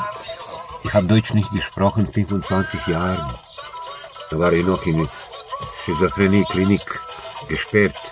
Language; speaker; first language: German; non-native, learner; Croatian